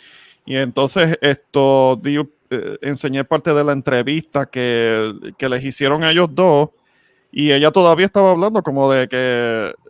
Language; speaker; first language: Spanish; early bilingual, heritage; English